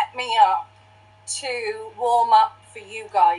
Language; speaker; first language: English; native; English